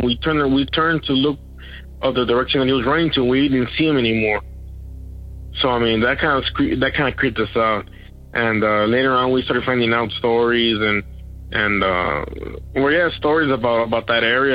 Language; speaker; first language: English; native; English